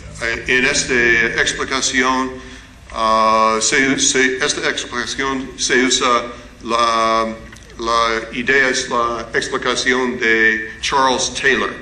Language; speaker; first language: Spanish; non-native, learner; English